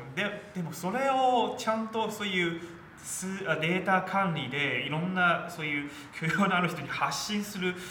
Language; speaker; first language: Japanese; non-native, fluent; Chinese